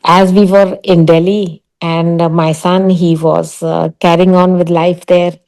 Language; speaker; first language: English; non-native, local second language; Punjabi